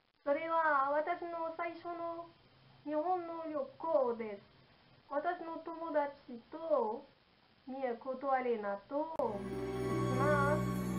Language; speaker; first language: Japanese; non-native, learner; French